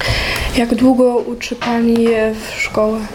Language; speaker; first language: Polish; early bilingual, heritage; Polish